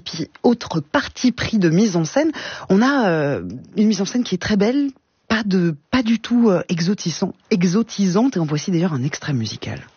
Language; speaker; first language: French; native; French